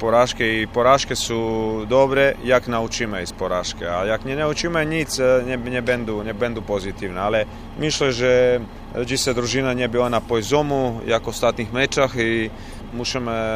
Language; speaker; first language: Polish; non-native, learner; Croatian